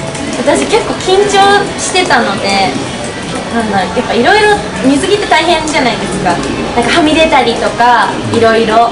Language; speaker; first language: Japanese; native; Japanese